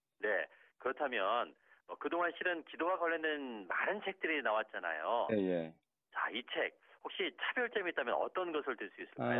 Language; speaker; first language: Korean; native; Korean